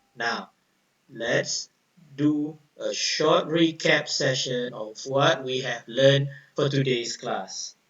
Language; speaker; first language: English; non-native, local second language; Malay